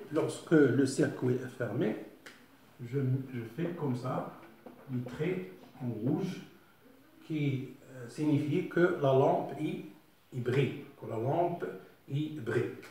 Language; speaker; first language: French; non-native, local second language; Arabic